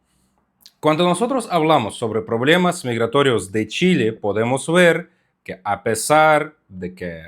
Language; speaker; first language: Spanish; non-native, fluent; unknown